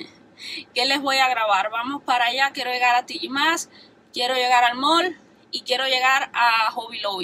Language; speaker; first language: Spanish; native; Spanish